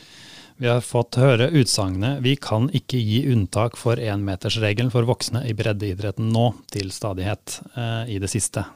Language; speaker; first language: Norwegian; native; Norwegian